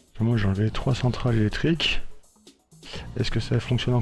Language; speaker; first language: French; native; French